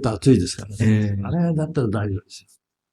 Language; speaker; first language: Japanese; native; Japanese